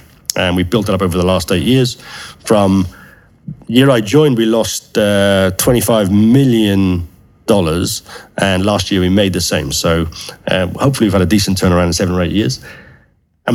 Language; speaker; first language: English; native; English